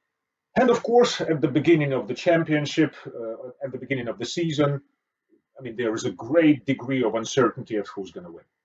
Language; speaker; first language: English; non-native, fluent; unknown